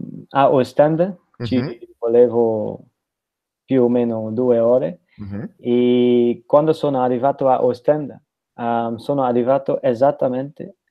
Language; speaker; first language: Italian; non-native, learner; Dutch